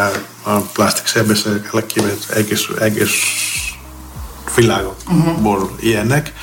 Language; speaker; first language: Hungarian; non-native, learner; Greek